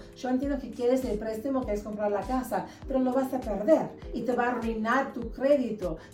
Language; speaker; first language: Spanish; early bilingual, heritage; Spanish